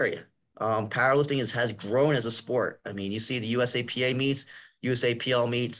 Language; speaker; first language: English; native; English